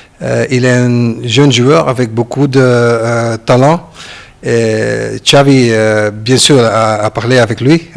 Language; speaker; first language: French; non-native, learner; Dutch